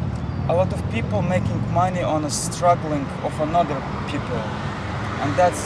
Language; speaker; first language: English; non-native, fluent; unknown